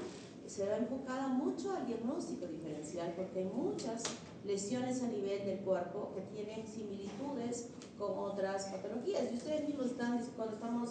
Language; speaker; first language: Spanish; native; Spanish